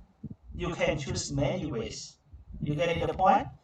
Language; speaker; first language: English; non-native, learner; Khmer